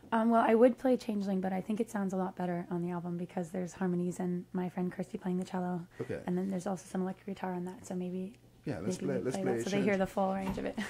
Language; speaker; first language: English; native; English